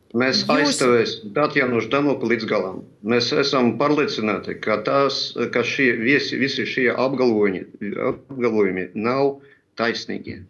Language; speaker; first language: Latvian; non-native, local second language; Russian